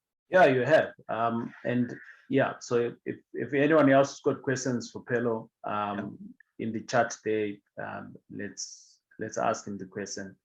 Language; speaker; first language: English; non-native, local second language; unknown